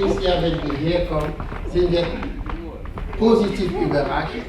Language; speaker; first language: German; non-native, fluent; French